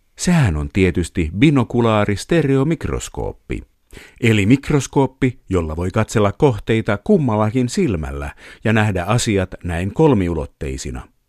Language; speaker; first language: Finnish; native; Finnish